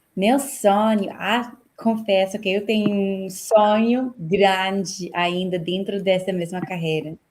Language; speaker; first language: Portuguese; non-native, fluent; English